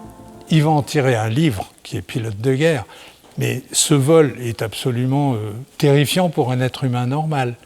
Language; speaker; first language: French; native; French